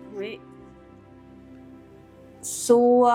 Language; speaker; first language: French; non-native, learner; Vietnamese